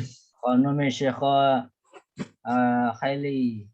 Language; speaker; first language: Persian; non-native, learner; Indonesian